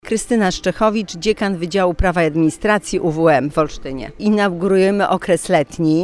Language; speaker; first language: Polish; native; Polish